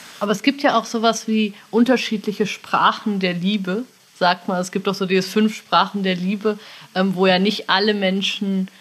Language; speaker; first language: German; native; German